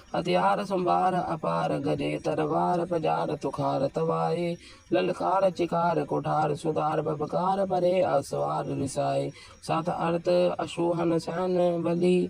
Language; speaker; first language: Hindi; non-native, local second language; Punjabi